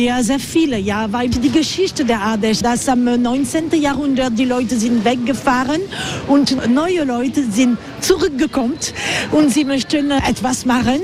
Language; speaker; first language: German; non-native, learner; French